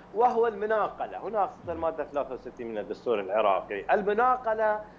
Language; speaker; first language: Arabic; native; Arabic